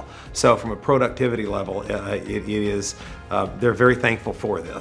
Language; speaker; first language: English; native; English